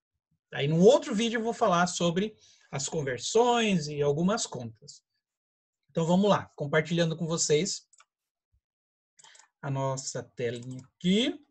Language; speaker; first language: Portuguese; native; Portuguese